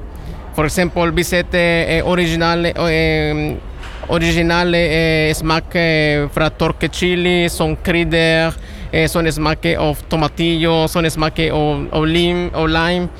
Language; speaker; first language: Norwegian; non-native, learner; Spanish